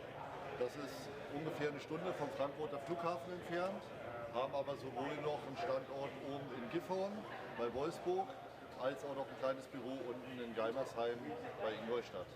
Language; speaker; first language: German; native; German